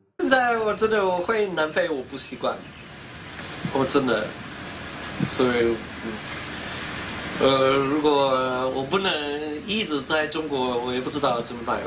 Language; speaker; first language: Chinese; non-native, learner; English